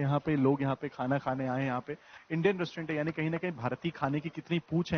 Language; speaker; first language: Hindi; native; Hindi